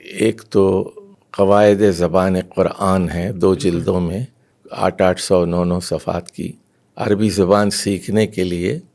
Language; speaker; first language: Urdu; native; Urdu